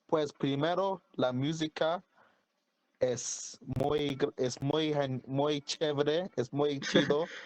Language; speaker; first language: Spanish; non-native, learner; English